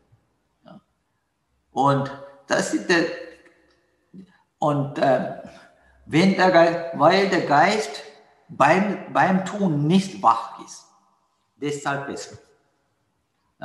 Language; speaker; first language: German; non-native, learner; Sinhala